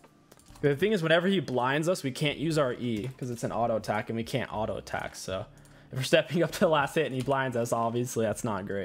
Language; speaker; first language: English; native; English